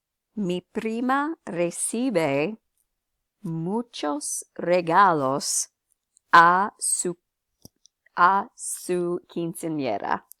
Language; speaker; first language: Spanish; non-native, fluent; English